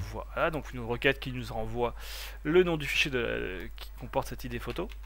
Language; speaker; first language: French; native; French